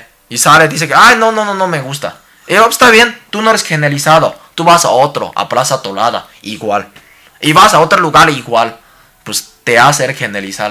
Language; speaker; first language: Spanish; non-native, learner; Cantonese